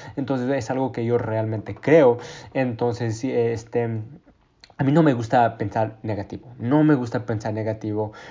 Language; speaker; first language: Spanish; early bilingual, heritage; Spanish